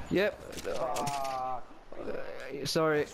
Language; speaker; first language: English; native; English